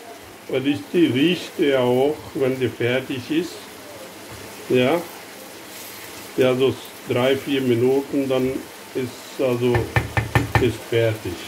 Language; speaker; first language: German; non-native, fluent; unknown